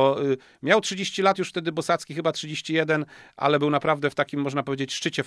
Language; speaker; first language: Polish; native; Polish